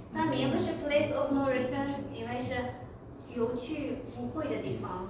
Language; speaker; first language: Chinese; non-native, local second language; Uyghur